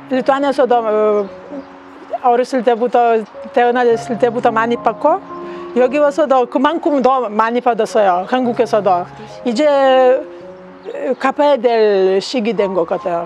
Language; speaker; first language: Korean; non-native, learner; Lithuanian